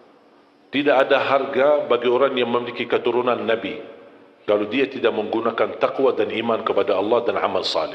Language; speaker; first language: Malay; non-native, fluent; Arabic